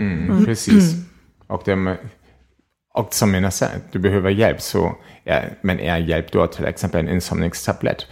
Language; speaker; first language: Swedish; non-native, fluent; German